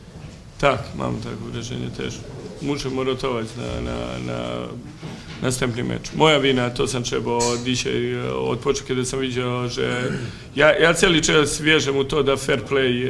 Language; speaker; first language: Polish; non-native, learner; Serbian